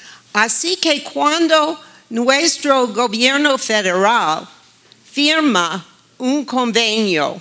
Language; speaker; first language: Spanish; non-native, fluent; English